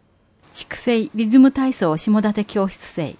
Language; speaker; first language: Japanese; native; Japanese